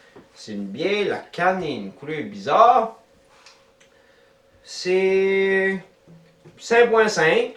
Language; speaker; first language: French; native; French